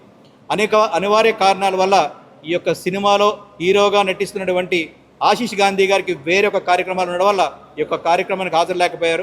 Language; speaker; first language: Telugu; native; Telugu